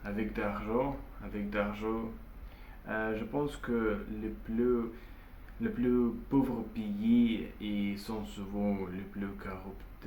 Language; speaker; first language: French; non-native, learner; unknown